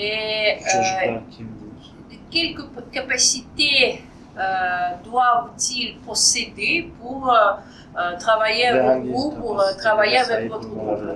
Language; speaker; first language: French; non-native, fluent; Russian